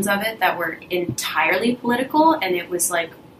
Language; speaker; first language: English; early bilingual, other home language; Russian